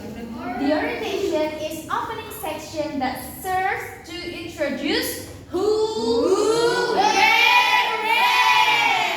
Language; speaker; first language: English; non-native, learner; Indonesian